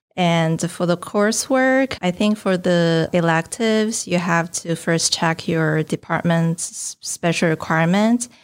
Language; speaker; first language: English; non-native, fluent; Chinese